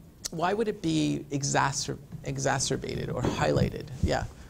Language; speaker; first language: English; native; English